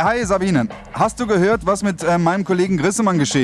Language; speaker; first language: German; native; German